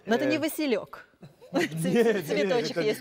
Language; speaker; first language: Russian; native; Russian